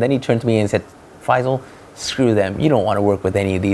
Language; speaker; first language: English; non-native, local second language; Malay